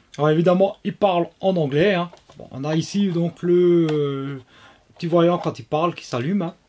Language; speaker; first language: French; native; French